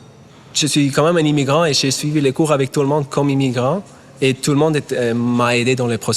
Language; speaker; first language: French; non-native, fluent; German